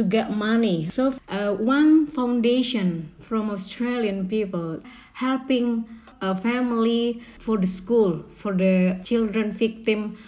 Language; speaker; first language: English; non-native, learner; Indonesian